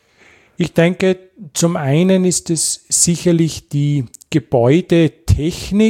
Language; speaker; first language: German; native; German